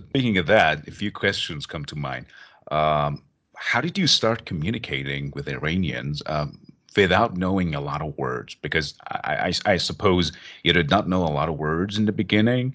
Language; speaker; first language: English; non-native, fluent; Persian